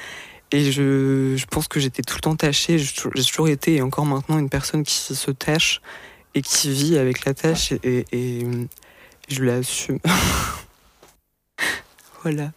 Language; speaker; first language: French; native; French